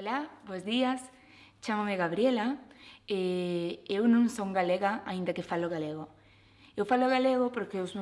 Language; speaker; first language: Galician; early bilingual, other home language; Portuguese